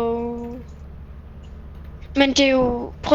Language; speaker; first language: Danish; native; Danish